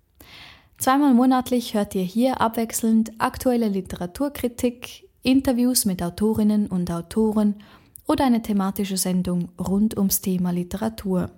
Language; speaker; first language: German; native; German